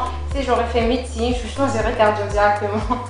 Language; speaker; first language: French; non-native, local second language; Kabyle